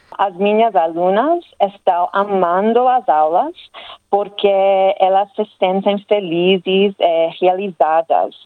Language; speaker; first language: Portuguese; non-native, learner; English